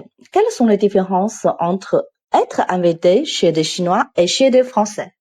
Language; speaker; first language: French; non-native, fluent; Chinese